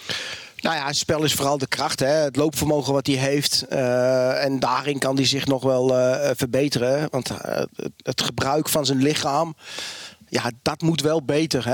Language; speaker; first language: Dutch; native; Dutch